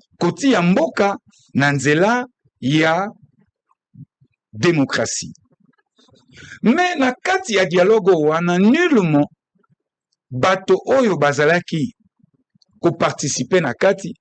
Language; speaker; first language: Lingala; non-native, local second language; Kongo